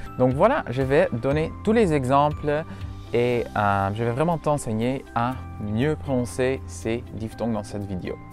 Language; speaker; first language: French; non-native, fluent; Dutch